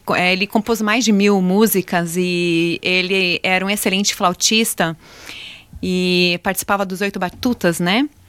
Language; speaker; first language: Portuguese; native; Portuguese